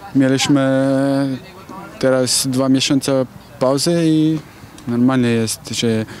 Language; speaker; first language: Polish; non-native, learner; Slovenian